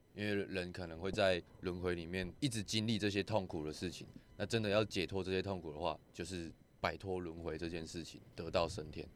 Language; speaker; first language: Chinese; non-native, local second language; Min Nan Chinese